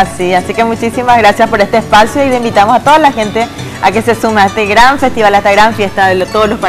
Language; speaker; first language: Spanish; native; Spanish